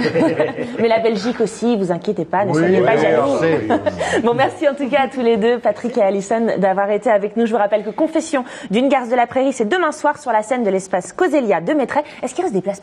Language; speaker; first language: French; native; French